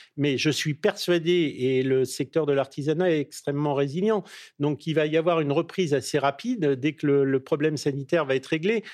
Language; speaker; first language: French; native; French